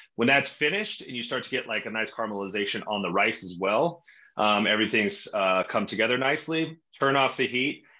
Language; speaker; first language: English; native; English